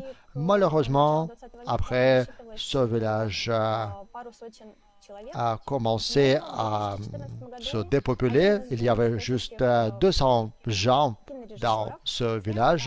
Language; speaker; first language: French; non-native, fluent; Russian